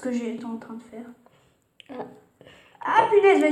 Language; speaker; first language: French; native; French